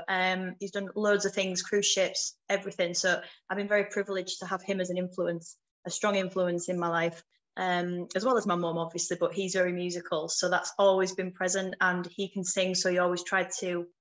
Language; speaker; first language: English; native; English